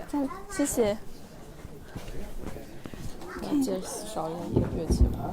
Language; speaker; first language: Chinese; native; Chinese